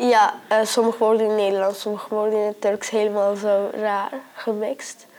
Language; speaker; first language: Dutch; early bilingual, other home language; Turkish